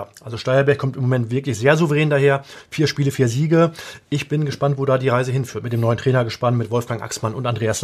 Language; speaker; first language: German; native; German